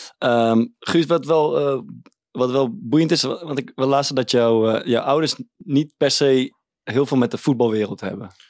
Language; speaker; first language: Dutch; native; Dutch